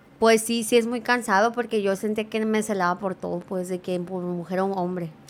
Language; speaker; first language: Spanish; early bilingual, heritage; Spanish